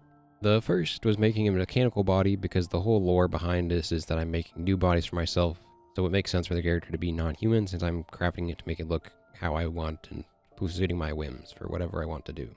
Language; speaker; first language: English; native; English